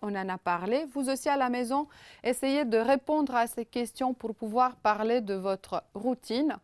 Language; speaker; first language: French; non-native, fluent; Romanian